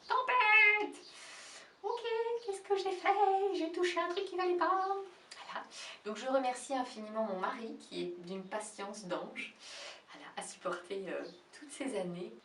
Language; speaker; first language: French; native; French